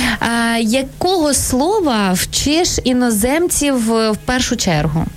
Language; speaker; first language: Ukrainian; native; Ukrainian